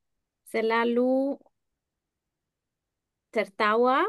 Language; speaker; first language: Indonesian; non-native, learner; English